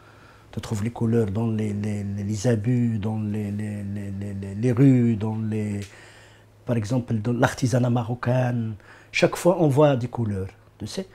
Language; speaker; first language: French; non-native, learner; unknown